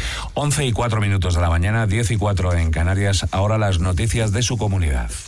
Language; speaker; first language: Spanish; native; Spanish